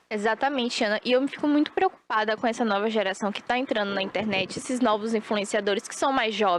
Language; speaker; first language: Portuguese; native; Portuguese